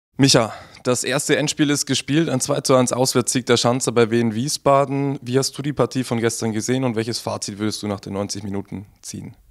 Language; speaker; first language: German; native; German